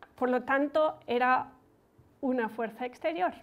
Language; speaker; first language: Spanish; non-native, fluent; German